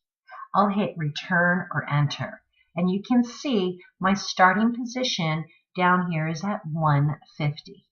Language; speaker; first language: English; native; English